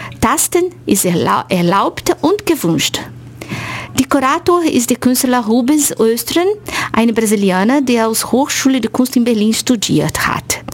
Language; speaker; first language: German; non-native, fluent; Portuguese